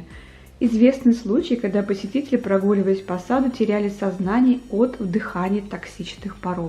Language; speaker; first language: Russian; native; Russian